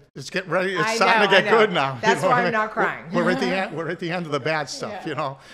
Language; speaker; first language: English; native; English